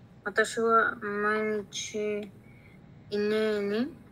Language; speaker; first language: Japanese; non-native, learner; Spanish